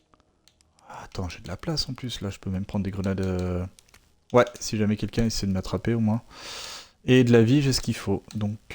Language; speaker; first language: French; native; French